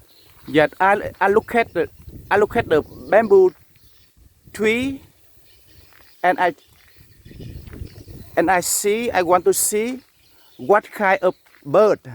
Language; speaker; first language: English; non-native, learner; Vietnamese